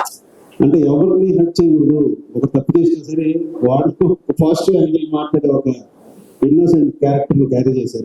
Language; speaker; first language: Telugu; native; Telugu